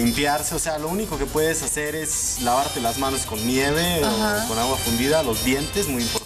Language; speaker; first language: Spanish; native; Spanish